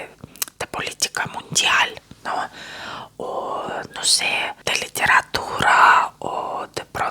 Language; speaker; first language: Spanish; non-native, fluent; Russian